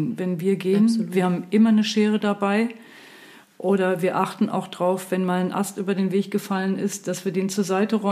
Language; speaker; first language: German; native; German